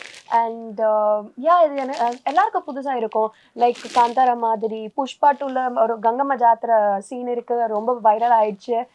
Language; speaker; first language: Tamil; non-native, learner; Telugu